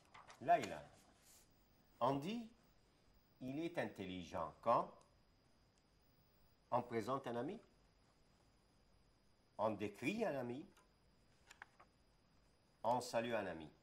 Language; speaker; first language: French; non-native, fluent; Arabic